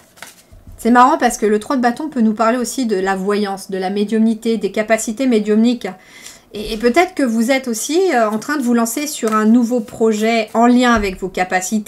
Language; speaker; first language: French; native; French